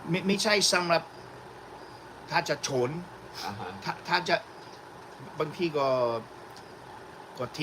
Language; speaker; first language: Thai; non-native, learner; English